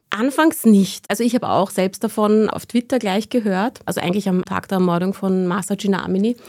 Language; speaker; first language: German; early bilingual, other home language; Persian